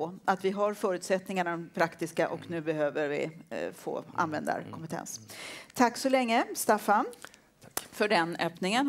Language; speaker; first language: Swedish; native; Swedish